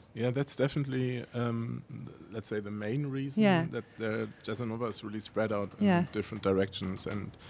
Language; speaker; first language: English; non-native, fluent; Spanish